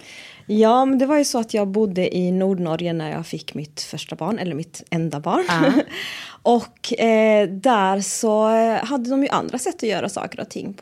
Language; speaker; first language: Swedish; native; Swedish